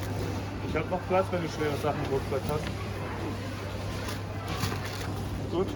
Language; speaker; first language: German; native; German